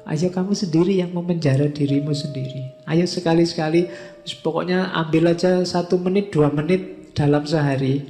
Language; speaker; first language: Indonesian; native; Indonesian